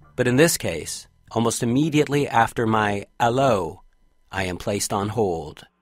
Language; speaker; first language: English; native; English